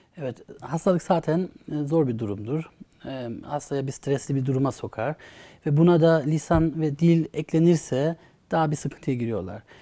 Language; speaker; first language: Turkish; early bilingual, heritage; Turkish